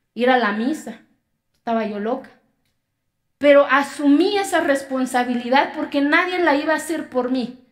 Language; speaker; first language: Spanish; non-native, local second language; Zapotec